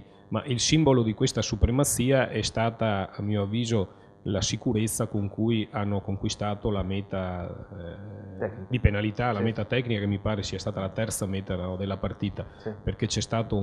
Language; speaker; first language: Italian; native; Italian